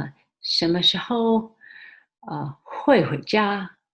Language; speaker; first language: Chinese; early bilingual, heritage; Chinese